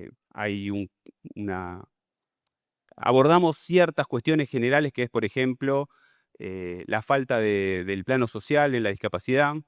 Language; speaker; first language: Spanish; native; Spanish